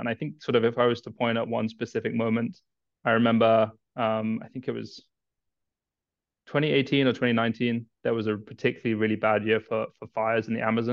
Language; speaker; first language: English; native; English